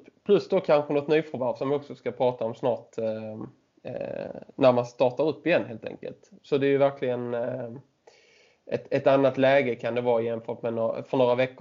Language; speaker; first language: Swedish; native; Swedish